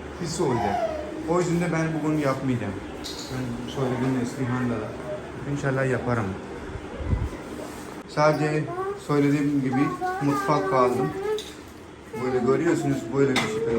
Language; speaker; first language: Turkish; non-native, learner; Urdu